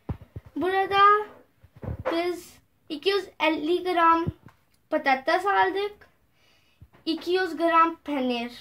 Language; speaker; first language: Turkish; non-native, learner; Urdu